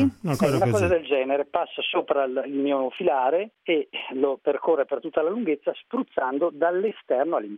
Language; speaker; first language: Italian; native; Italian